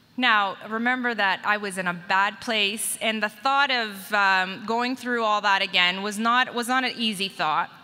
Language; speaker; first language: English; native; English